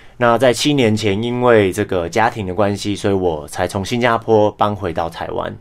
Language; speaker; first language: Chinese; non-native, local second language; English